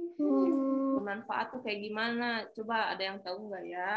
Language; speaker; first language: Indonesian; native; Indonesian